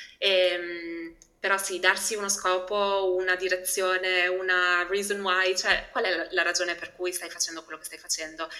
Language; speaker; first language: Italian; early bilingual, other home language; Albanian